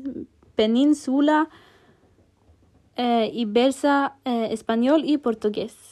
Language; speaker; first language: Spanish; non-native, fluent; Norwegian